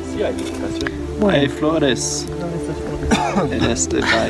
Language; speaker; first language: Spanish; non-native, learner; English